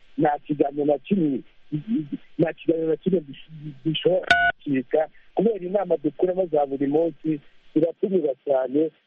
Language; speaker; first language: Kinyarwanda; native; Kinyarwanda